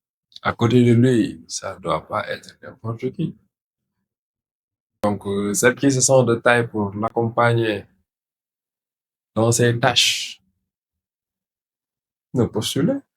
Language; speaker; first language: French; non-native, local second language; Wolof